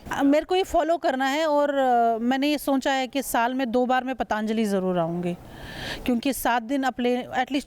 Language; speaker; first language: Hindi; native; Hindi